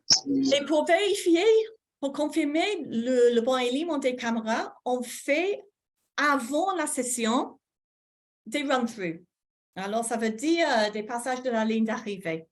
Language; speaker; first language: French; non-native, fluent; English